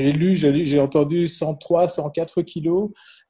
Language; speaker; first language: French; native; French